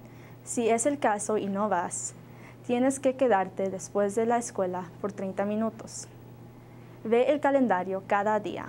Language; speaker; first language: Spanish; non-native, learner; English